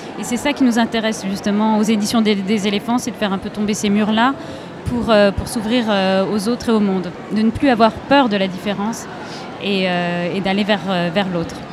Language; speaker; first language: French; native; French